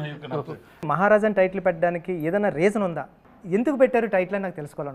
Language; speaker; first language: Telugu; native; Telugu